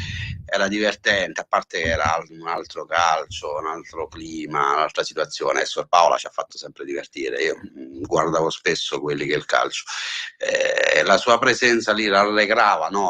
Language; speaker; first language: Italian; native; Italian